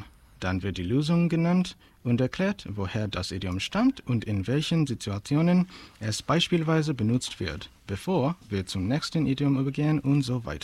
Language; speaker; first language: German; non-native, fluent; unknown